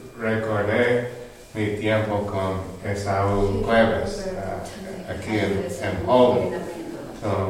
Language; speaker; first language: Spanish; non-native, learner; English